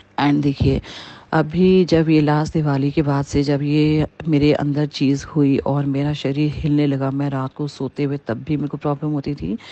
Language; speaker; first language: Hindi; native; Hindi